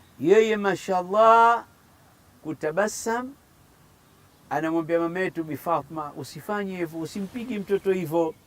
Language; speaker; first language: Swahili; native; Swahili